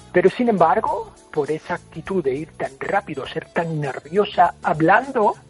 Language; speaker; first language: Spanish; non-native, fluent; English